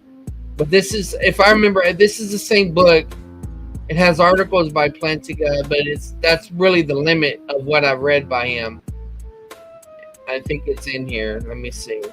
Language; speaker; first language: English; native; English